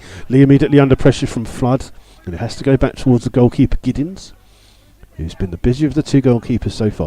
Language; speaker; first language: English; native; English